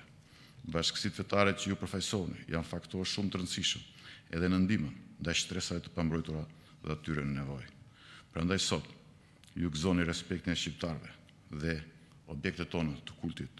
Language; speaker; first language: Albanian; native; Albanian